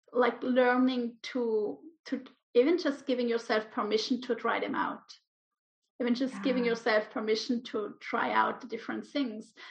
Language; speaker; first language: English; non-native, fluent; German